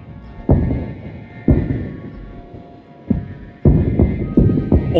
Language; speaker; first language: English; native; English